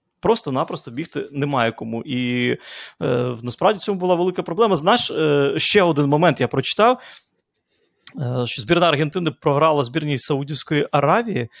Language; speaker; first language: Ukrainian; native; Ukrainian